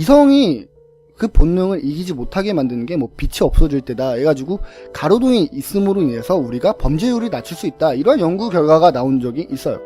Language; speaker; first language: Korean; native; Korean